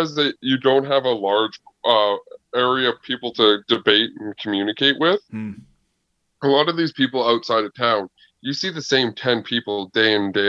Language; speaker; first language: English; native; English